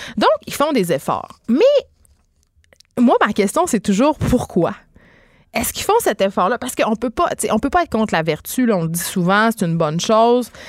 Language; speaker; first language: French; native; French